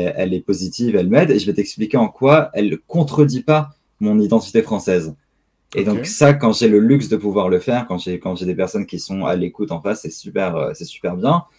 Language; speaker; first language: French; native; French